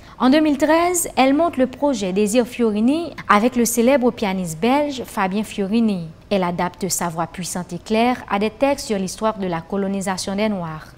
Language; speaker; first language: French; non-native, local second language; Haitian Creole